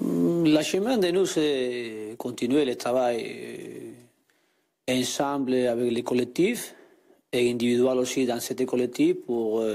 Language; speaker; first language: French; non-native, learner; Spanish